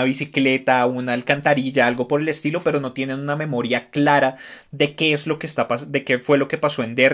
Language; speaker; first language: Spanish; native; Spanish